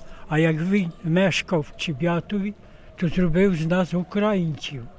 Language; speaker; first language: Polish; non-native, local second language; Ukrainian